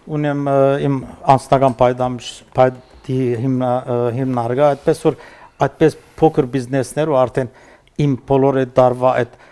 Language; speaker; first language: Armenian; early bilingual, heritage; Armenian